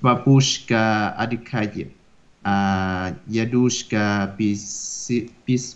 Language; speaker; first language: Russian; non-native, learner; Vietnamese